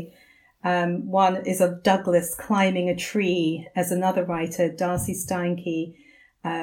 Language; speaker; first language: English; native; English